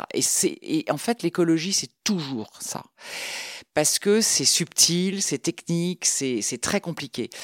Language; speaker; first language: French; native; French